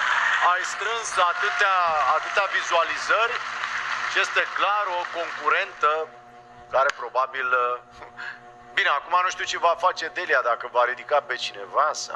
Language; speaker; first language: Romanian; native; Romanian